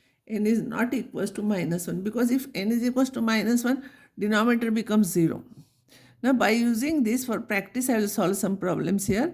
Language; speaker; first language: English; non-native, local second language; Marathi